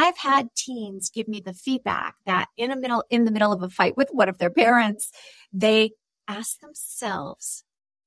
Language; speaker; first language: English; native; English